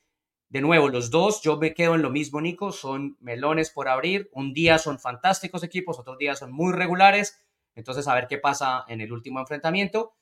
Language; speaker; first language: Spanish; native; Spanish